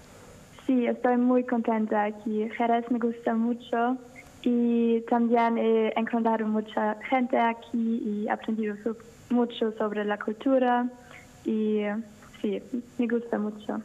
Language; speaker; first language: Spanish; non-native, learner; German